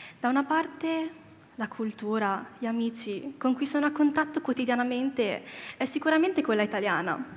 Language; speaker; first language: Italian; early bilingual, other home language; Chinese